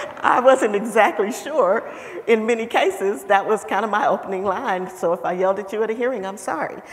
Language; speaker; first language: English; native; English